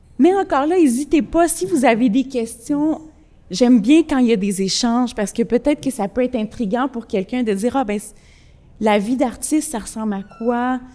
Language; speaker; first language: French; early bilingual, other home language; Spanish